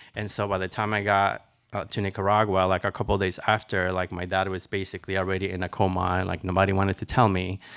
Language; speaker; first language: English; early bilingual, other home language; Spanish